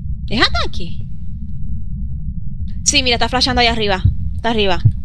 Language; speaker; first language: Spanish; native; Spanish